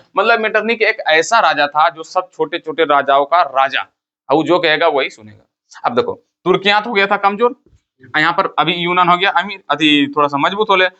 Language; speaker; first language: Hindi; native; Hindi